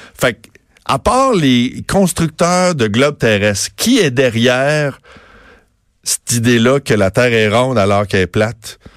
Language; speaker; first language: French; native; French